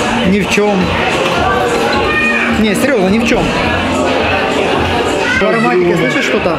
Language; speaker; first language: Russian; native; Russian